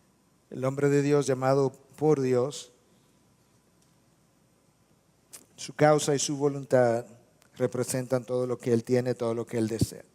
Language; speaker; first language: Spanish; native; Spanish